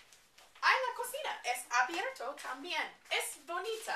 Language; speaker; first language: Spanish; non-native, learner; English